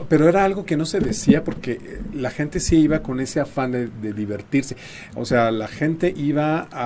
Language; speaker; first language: Spanish; native; Spanish